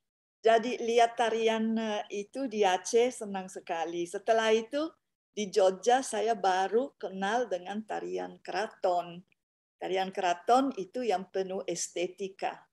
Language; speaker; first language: Indonesian; non-native, fluent; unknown